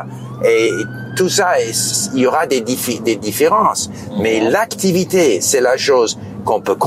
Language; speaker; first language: French; non-native, fluent; English